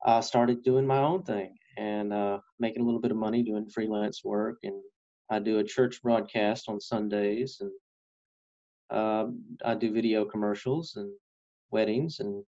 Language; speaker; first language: English; native; English